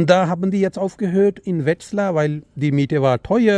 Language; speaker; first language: German; non-native, learner; Urdu